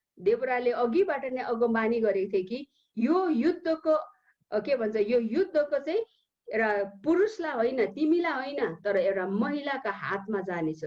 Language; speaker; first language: Nepali; early bilingual, heritage; Nepali